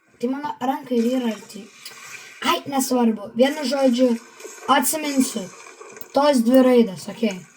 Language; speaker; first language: Lithuanian; native; Lithuanian